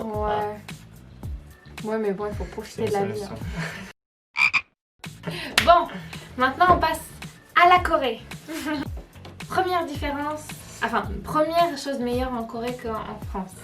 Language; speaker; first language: French; native; French